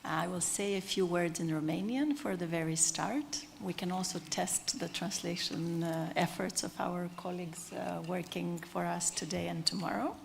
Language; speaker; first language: English; non-native, fluent; Romanian